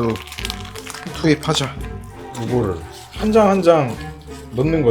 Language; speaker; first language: Korean; native; Korean